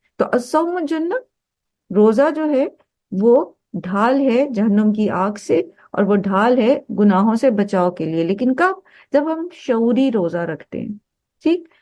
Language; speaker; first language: Urdu; native; Urdu